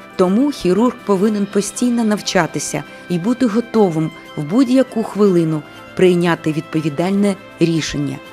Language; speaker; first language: Ukrainian; native; Ukrainian